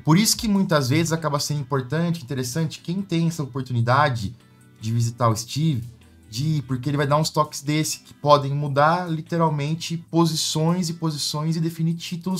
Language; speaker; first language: Portuguese; native; Portuguese